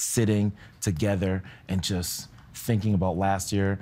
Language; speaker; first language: English; non-native, fluent; French